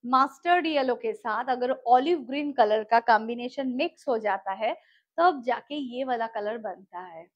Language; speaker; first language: Hindi; non-native, local second language; Bangla